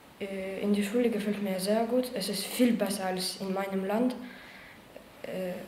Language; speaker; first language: German; early bilingual, other home language; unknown